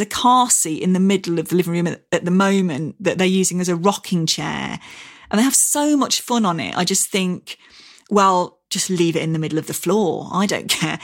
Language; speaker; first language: English; native; English